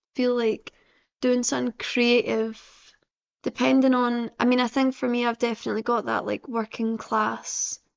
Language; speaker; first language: English; native; English